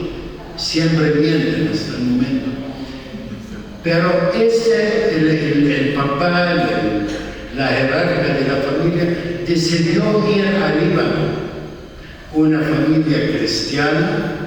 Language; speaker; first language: Spanish; non-native, fluent; Arabic